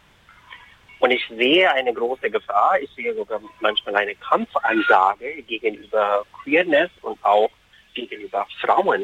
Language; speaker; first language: German; non-native, fluent; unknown